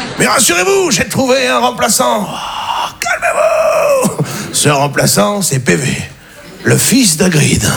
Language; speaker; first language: French; native; French